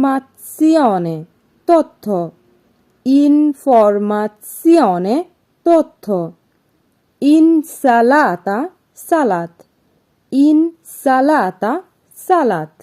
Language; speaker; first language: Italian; non-native, fluent; Bangla